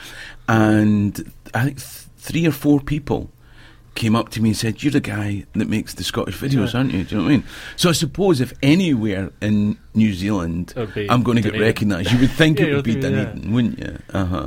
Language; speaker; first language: English; native; English